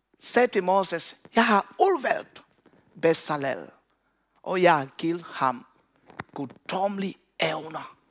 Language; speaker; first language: Danish; non-native, learner; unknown